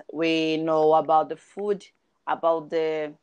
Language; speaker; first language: English; non-native, learner; Portuguese